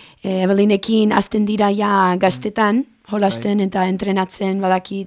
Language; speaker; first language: Basque; early bilingual, heritage; Basque